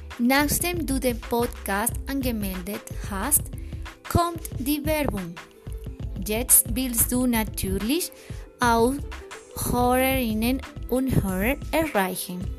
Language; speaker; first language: German; non-native, fluent; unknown